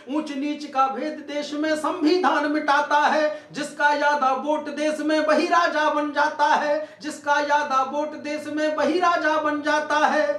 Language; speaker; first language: Hindi; native; Hindi